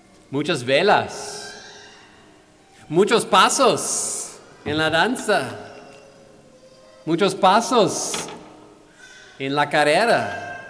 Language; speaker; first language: Spanish; non-native, fluent; English